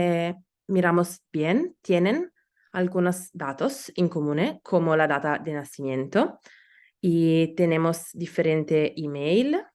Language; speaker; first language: Spanish; non-native, learner; Italian